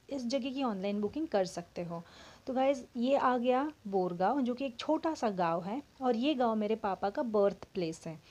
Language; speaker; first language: Hindi; non-native, local second language; Marathi